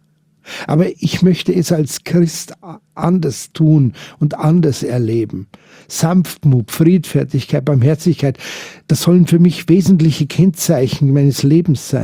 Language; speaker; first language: German; native; German